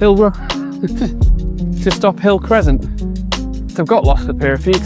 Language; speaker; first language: English; native; English